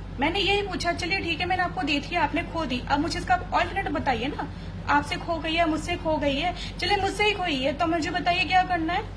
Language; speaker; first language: Hindi; native; Hindi